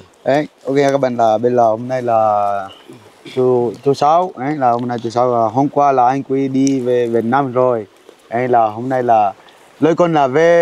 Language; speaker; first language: Vietnamese; non-native, learner; Portuguese